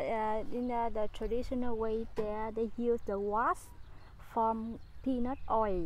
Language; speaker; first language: English; non-native, fluent; Vietnamese